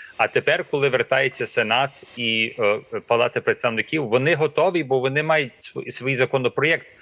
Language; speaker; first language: Ukrainian; early bilingual, heritage; Ukrainian